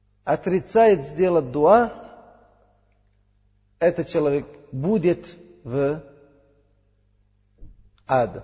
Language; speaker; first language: Russian; non-native, learner; Uzbek